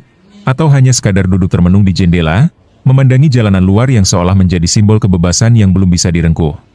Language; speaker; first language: Indonesian; native; Indonesian